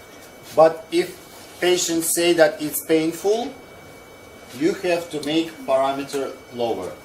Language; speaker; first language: English; non-native, fluent; Russian